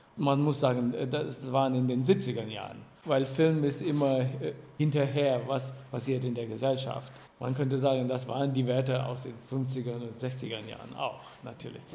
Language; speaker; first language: German; non-native, fluent; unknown